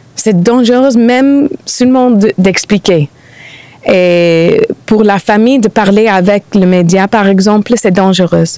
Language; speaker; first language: French; non-native, fluent; English